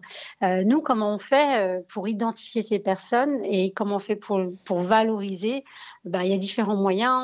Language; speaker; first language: French; early bilingual, other home language; Arabic